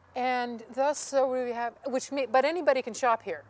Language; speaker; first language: English; native; English